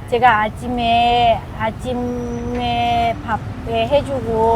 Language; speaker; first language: Korean; non-native, learner; Vietnamese